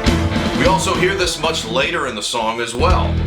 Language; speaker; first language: English; native; English